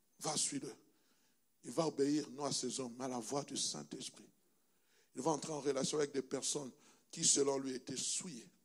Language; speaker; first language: French; non-native, local second language; Lingala